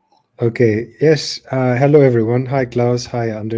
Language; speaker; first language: English; non-native, fluent; Greek